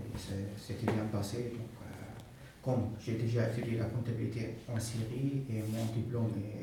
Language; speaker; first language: French; non-native, fluent; Arabic